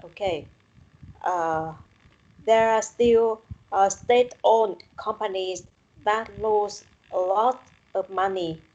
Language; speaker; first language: English; non-native, learner; Vietnamese